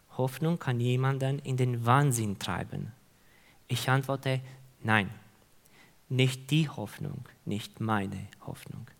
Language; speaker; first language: German; non-native, fluent; Hungarian